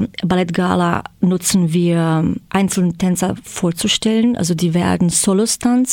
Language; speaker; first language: German; non-native, fluent; Croatian